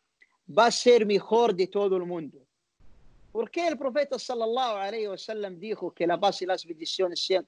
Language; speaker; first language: Spanish; non-native, learner; Arabic